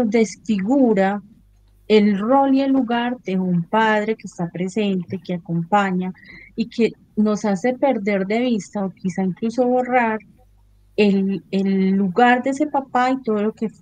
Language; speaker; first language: Spanish; native; Spanish